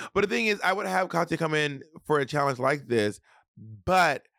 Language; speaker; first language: English; native; English